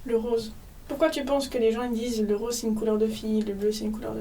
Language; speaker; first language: French; native; French